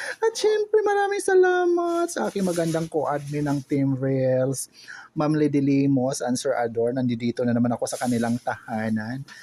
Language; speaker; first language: Filipino; non-native, local second language; Waray